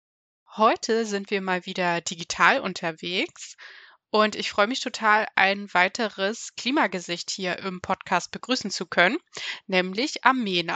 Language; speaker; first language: German; native; German